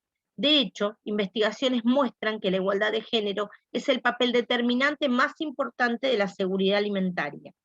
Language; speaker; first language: Spanish; native; Spanish